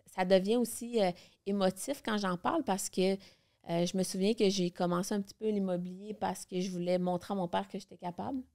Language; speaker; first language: French; native; French